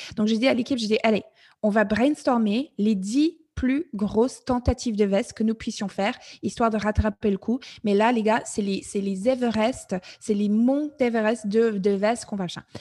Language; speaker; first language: French; non-native, fluent; English